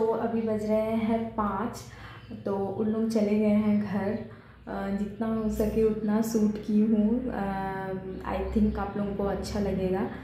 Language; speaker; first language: Hindi; non-native, local second language; Bangla